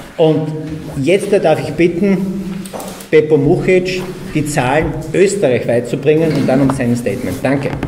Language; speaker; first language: German; native; German